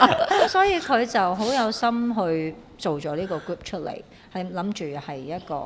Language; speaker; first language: Cantonese; native; Cantonese